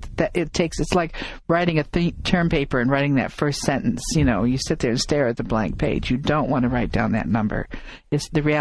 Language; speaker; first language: English; native; English